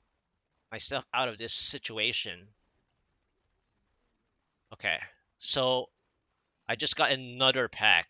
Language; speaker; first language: English; native; English